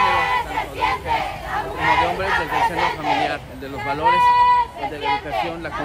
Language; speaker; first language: Spanish; native; Spanish